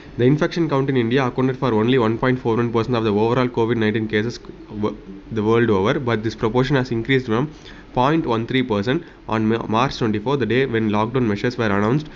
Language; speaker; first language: English; non-native, local second language; Tamil